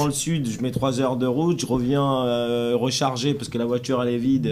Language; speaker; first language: French; native; French